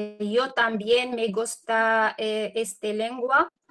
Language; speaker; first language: Spanish; non-native, learner; Arabic